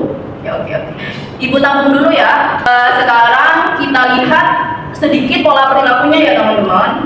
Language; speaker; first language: Indonesian; native; Indonesian